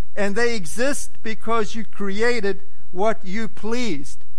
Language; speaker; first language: English; native; English